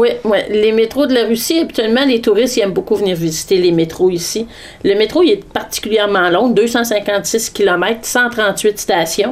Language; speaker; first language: French; native; French